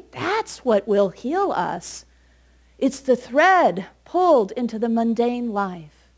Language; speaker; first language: English; native; English